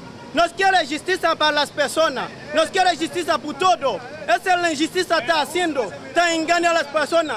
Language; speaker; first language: Spanish; non-native, learner; Haitian Creole